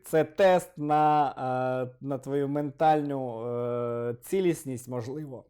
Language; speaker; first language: Ukrainian; non-native, local second language; Russian